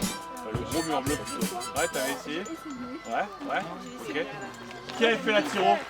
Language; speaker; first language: French; native; French